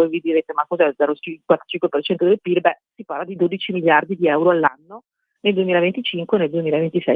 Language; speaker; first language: Italian; native; Italian